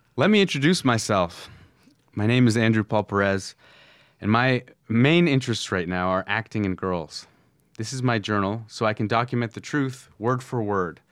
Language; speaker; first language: English; native; English